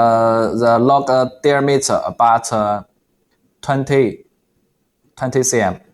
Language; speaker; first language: English; non-native, learner; Chinese